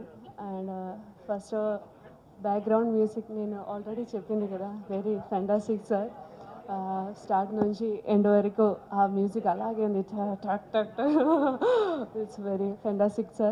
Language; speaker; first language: Telugu; non-native, learner; Malayalam